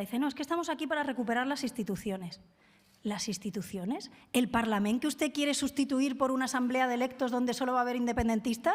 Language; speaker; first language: Spanish; native; Spanish